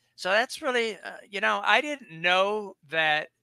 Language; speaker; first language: English; native; English